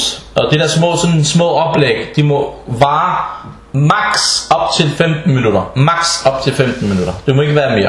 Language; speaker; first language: Danish; early bilingual, other home language; Arabic